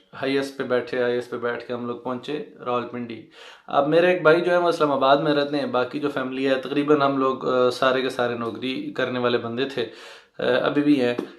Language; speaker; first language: Hindi; non-native, local second language; Punjabi